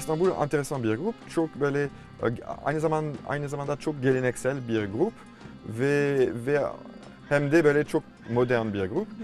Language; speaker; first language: Turkish; non-native, fluent; French